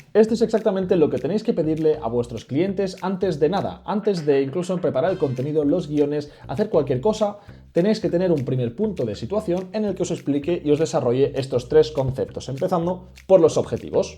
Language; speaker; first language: Spanish; native; Spanish